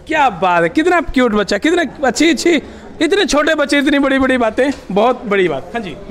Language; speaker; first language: Hindi; native; Hindi